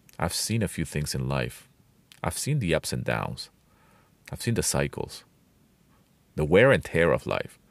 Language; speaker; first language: English; non-native, fluent; Spanish